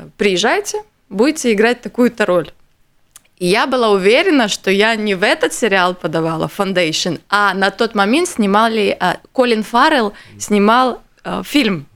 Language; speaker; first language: Russian; native; Russian